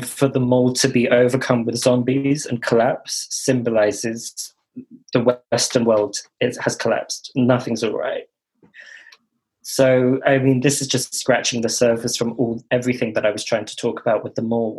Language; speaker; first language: English; native; English